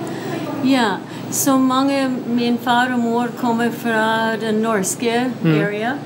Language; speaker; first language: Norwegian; early bilingual, heritage; English